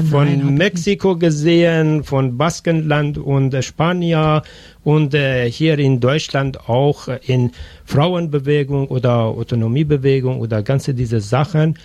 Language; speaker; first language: German; non-native, fluent; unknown